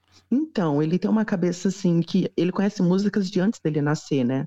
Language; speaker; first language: Portuguese; native; Portuguese